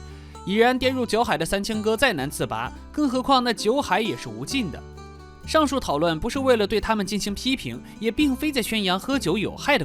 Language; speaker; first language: Chinese; native; Chinese